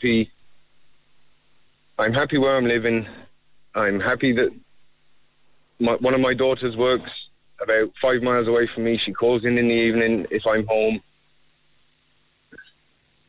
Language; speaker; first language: English; native; English